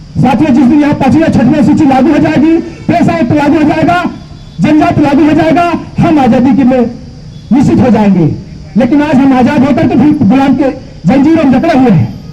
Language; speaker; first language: Hindi; native; Hindi